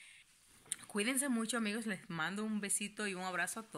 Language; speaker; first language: Spanish; native; Spanish